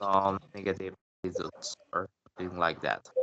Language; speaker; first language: English; non-native, learner; Spanish